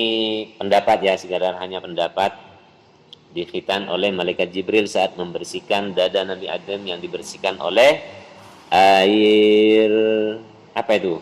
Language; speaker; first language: Indonesian; native; Indonesian